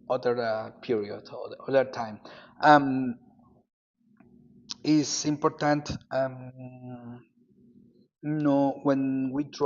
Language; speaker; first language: English; non-native, learner; Spanish